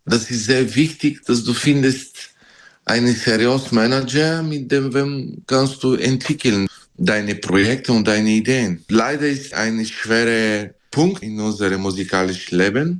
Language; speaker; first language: German; non-native, learner; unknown